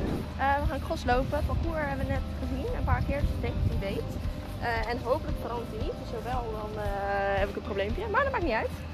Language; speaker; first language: Dutch; native; Dutch